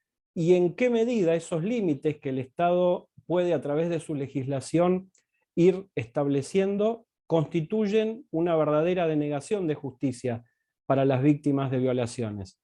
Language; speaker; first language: Spanish; native; Spanish